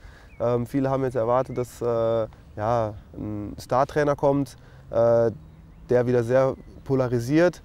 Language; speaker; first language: German; native; German